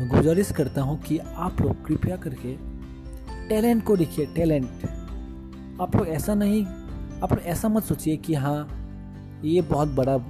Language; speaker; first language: Hindi; native; Hindi